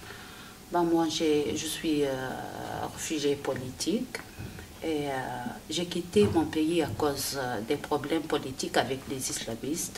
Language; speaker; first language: French; non-native, local second language; Arabic